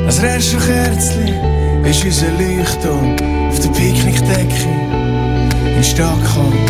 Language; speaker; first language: German; native; German